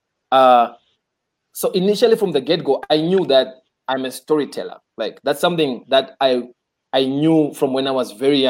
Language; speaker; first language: English; non-native, local second language; Shona